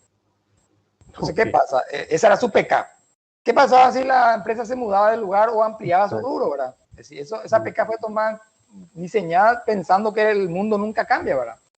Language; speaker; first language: Spanish; native; Spanish